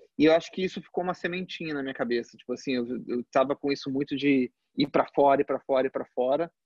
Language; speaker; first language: Portuguese; early bilingual, other home language; Spanish